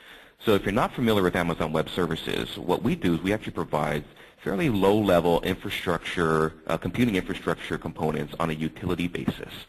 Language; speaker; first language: English; native; English